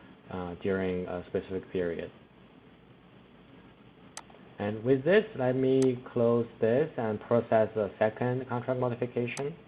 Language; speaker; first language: English; non-native, fluent; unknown